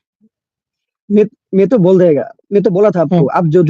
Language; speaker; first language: Hindi; non-native, local second language; Bangla